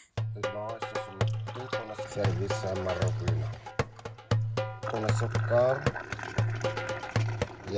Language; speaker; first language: Spanish; non-native, learner; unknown